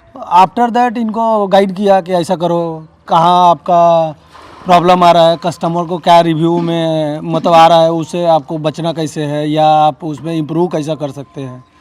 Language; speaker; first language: Hindi; native; Hindi